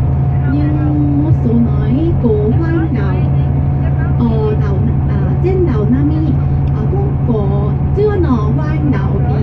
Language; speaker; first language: Vietnamese; non-native, learner; Korean